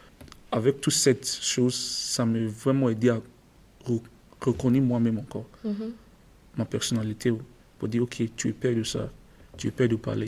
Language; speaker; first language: French; non-native, learner; English